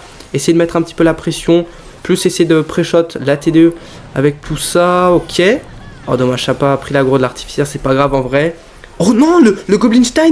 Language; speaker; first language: French; native; French